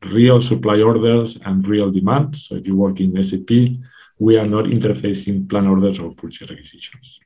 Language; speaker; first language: English; non-native, fluent; Spanish